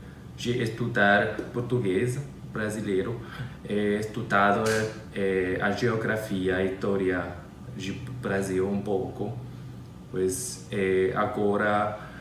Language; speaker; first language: Portuguese; non-native, learner; Chinese